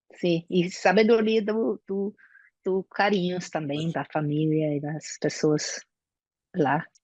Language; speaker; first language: Portuguese; non-native, learner; English